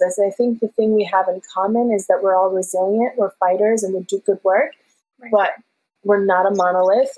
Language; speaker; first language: English; early bilingual, other home language; Persian